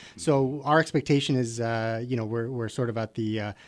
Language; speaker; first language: English; native; English